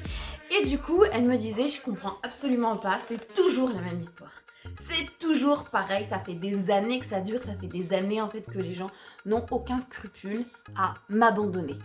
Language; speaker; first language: French; native; French